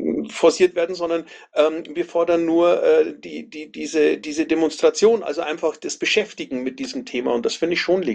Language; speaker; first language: German; native; German